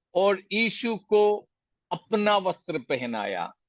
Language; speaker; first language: Hindi; non-native, local second language; Malayalam